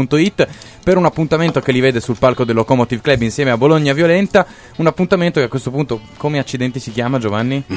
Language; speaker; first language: Italian; native; Italian